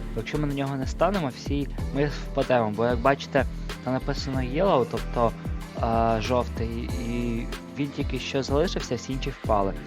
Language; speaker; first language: Ukrainian; native; Ukrainian